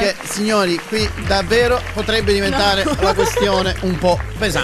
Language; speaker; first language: Italian; native; Italian